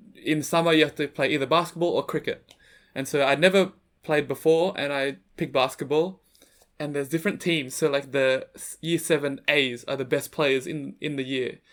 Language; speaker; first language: English; native; English